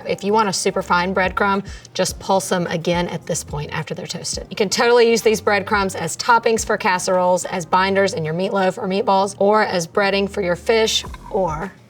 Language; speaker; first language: English; native; English